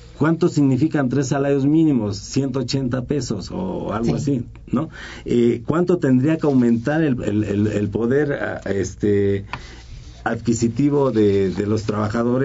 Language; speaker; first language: Spanish; native; Spanish